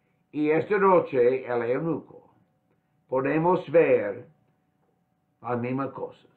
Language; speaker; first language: Spanish; non-native, fluent; English